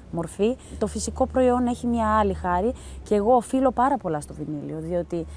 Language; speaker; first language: Greek; early bilingual, heritage; Greek